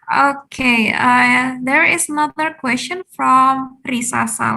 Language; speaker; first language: English; non-native, fluent; Indonesian